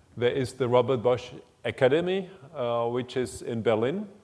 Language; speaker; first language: English; non-native, fluent; German